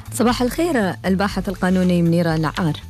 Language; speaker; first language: Arabic; native; Arabic